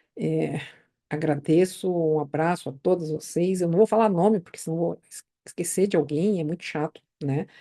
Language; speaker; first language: Portuguese; native; Portuguese